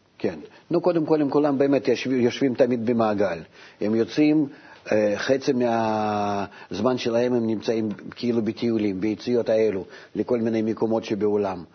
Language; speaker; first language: Hebrew; non-native, fluent; Russian